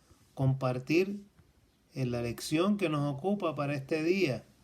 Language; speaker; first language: Spanish; native; Spanish